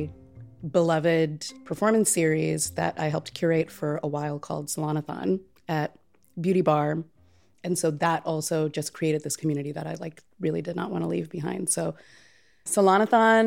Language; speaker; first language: English; non-native, local second language; Telugu